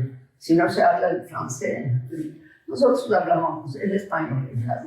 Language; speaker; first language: Spanish; early bilingual, heritage; Ladino